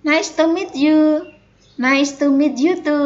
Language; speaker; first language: English; non-native, fluent; Indonesian